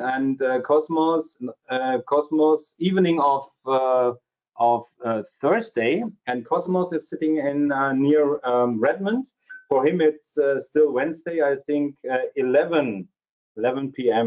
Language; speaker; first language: English; non-native, fluent; German